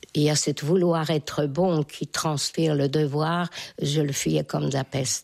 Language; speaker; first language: French; non-native, fluent; Hungarian